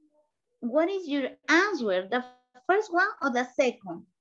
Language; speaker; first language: English; non-native, learner; Spanish